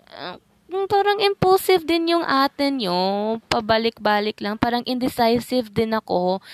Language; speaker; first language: Filipino; non-native, fluent; Cebuano